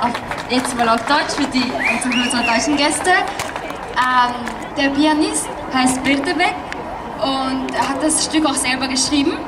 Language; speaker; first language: German; non-native, fluent; Mongolian